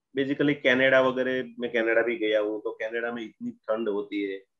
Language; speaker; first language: Hindi; non-native, local second language; Gujarati